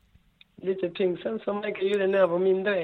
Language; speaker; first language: Swedish; non-native, learner; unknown